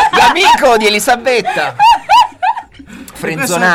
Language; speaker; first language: Italian; native; Italian